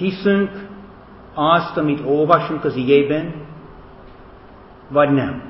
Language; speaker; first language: Hungarian; non-native, fluent; English